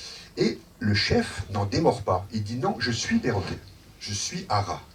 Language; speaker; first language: French; native; French